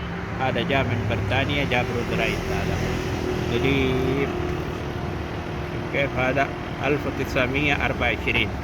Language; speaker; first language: Arabic; non-native, learner; Urdu